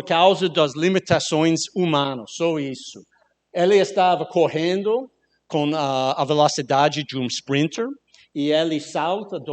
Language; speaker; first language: Portuguese; non-native, learner; English